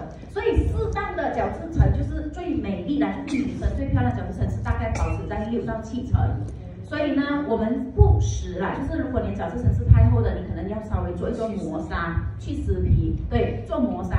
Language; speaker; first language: Chinese; native; Chinese